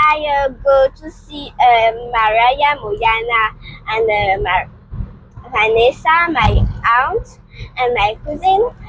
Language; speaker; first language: English; non-native, learner; French